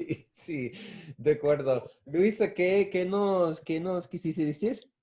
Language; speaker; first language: Spanish; non-native, fluent; English